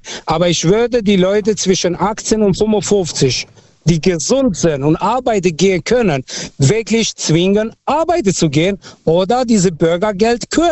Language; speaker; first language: German; early bilingual, other home language; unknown